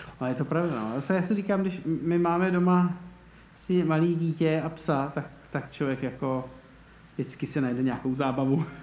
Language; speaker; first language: Czech; native; Czech